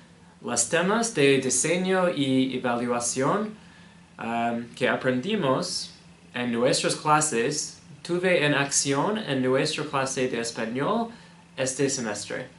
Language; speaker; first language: Spanish; non-native, learner; English